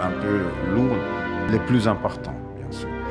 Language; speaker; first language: French; non-native, fluent; Russian